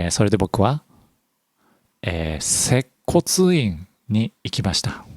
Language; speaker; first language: Japanese; native; Japanese